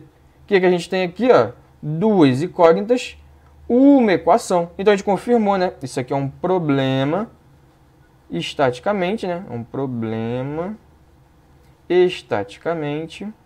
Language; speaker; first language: Portuguese; native; Portuguese